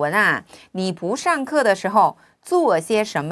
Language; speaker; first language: Chinese; non-native, fluent; Korean